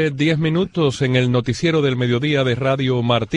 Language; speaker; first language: Spanish; native; Spanish